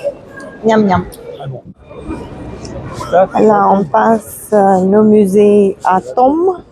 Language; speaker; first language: French; non-native, fluent; Russian